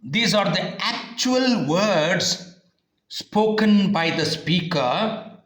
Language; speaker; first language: English; non-native, local second language; Kannada